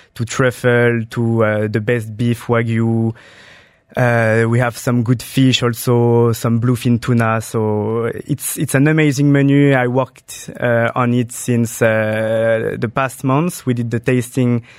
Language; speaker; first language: English; non-native, fluent; French